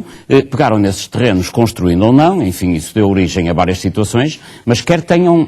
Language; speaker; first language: Portuguese; native; Portuguese